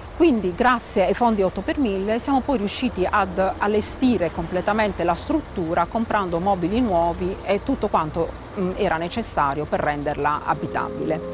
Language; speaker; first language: Italian; native; Italian